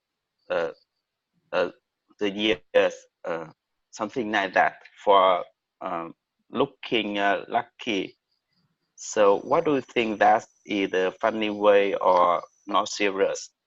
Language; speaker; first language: English; non-native, learner; Vietnamese